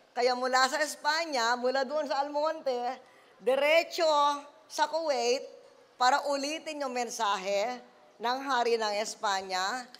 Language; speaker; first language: Filipino; native; Filipino